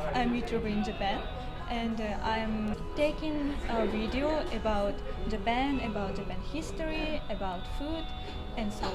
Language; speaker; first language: English; non-native, learner; Russian